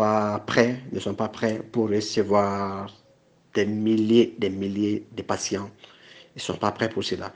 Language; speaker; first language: French; non-native, local second language; Bambara